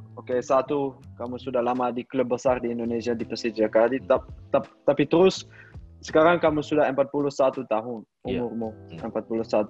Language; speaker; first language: Indonesian; non-native, learner; Dutch